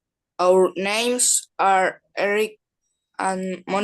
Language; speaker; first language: English; non-native, learner; Spanish